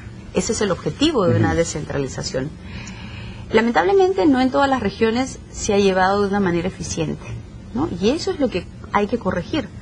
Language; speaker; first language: Spanish; native; Spanish